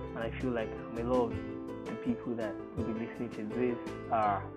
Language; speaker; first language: English; non-native, local second language; Yoruba